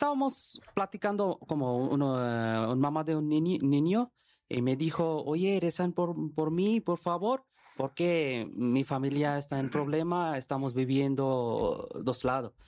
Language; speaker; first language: Spanish; non-native, learner; Bangla